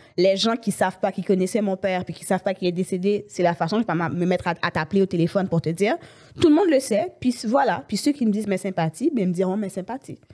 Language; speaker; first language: French; native; French